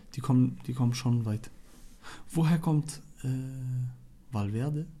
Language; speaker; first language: German; non-native, fluent; Arabic